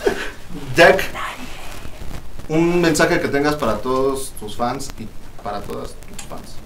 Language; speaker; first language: Spanish; native; Spanish